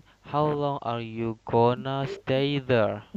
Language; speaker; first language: English; non-native, learner; Indonesian